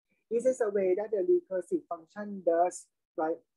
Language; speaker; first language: English; non-native, fluent; Thai